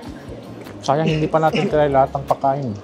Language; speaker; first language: Filipino; non-native, learner; Korean